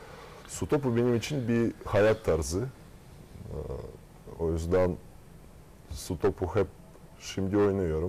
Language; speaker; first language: Turkish; non-native, fluent; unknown